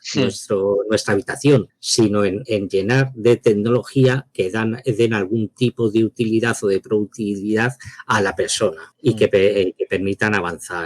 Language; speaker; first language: Spanish; native; Spanish